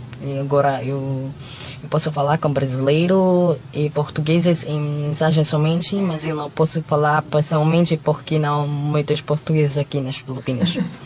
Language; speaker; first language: Portuguese; non-native, learner; Filipino